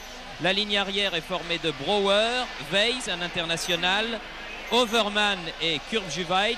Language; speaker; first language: French; native; French